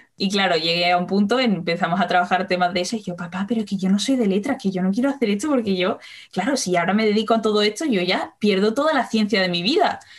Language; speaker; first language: Spanish; native; Spanish